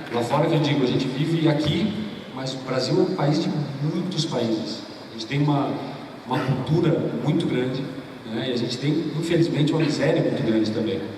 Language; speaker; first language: Portuguese; native; Portuguese